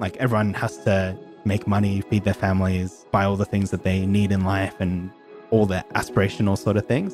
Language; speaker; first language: English; native; English